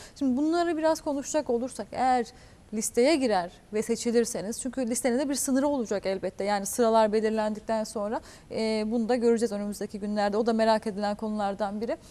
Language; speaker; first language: Turkish; native; Turkish